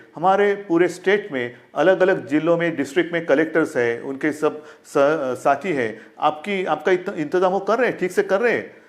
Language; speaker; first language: Hindi; non-native, local second language; Marathi